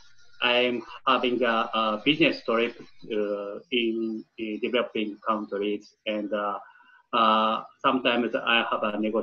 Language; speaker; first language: English; non-native, learner; Japanese